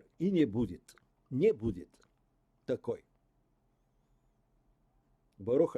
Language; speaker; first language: Russian; non-native, learner; Bulgarian